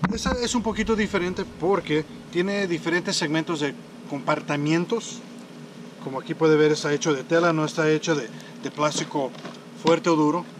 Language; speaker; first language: Spanish; early bilingual, heritage; Spanish